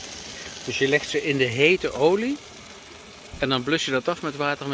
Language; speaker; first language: Dutch; native; Dutch